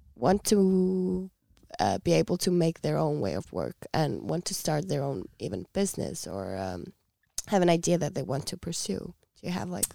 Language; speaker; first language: English; non-native, fluent; Icelandic